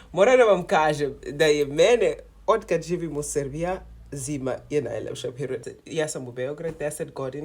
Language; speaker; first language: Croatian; non-native, learner; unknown